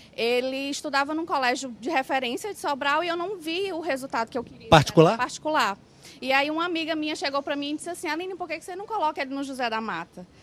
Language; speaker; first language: Portuguese; native; Portuguese